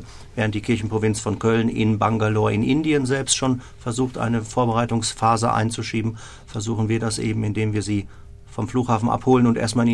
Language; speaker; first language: German; native; German